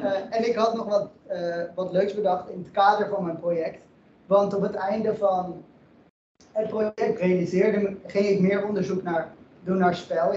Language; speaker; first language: Dutch; native; Dutch